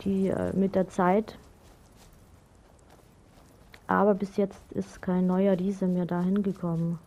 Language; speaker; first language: German; native; German